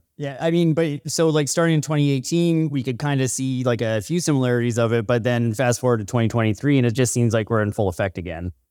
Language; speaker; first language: English; native; English